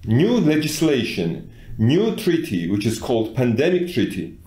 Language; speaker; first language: English; non-native, fluent; Georgian